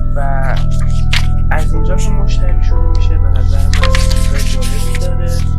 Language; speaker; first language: Persian; native; Persian